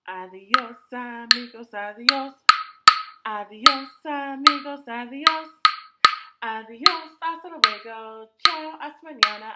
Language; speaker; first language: Spanish; non-native, fluent; English